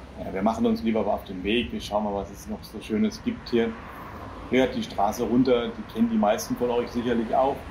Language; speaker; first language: German; native; German